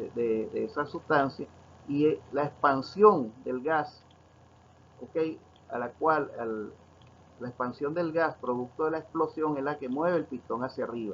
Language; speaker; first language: Spanish; native; Spanish